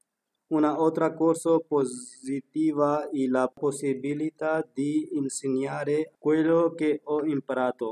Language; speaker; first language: Italian; non-native, learner; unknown